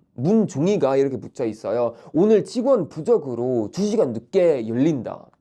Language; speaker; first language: Korean; non-native, fluent; Swedish